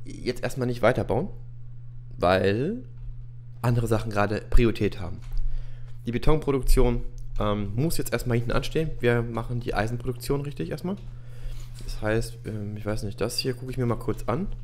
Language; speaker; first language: German; native; German